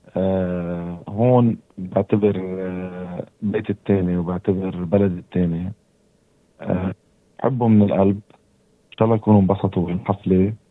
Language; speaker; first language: Arabic; native; Arabic